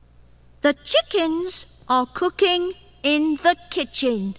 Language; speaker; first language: English; non-native, learner; Portuguese